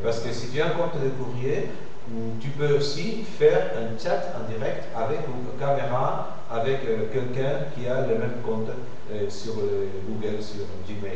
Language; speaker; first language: French; non-native, fluent; Spanish